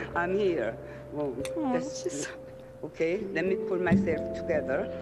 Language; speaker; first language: English; non-native, fluent; Korean